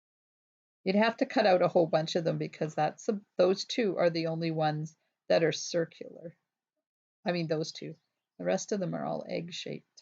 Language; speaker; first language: English; native; English